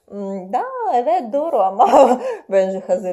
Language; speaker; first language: Turkish; non-native, learner; Russian